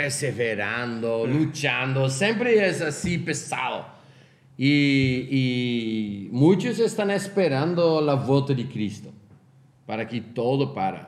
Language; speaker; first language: Spanish; non-native, fluent; Portuguese